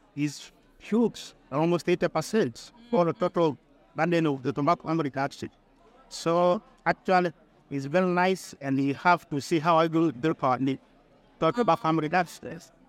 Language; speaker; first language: English; non-native, local second language; Swahili